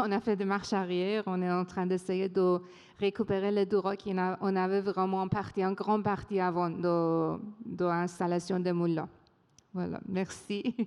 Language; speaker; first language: French; non-native, fluent; Persian